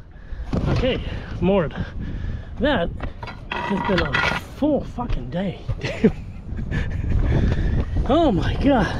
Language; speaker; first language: English; native; English